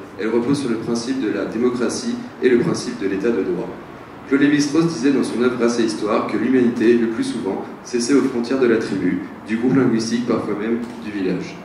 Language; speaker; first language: French; native; French